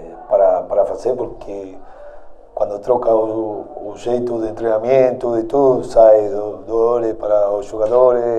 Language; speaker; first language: Portuguese; non-native, fluent; Spanish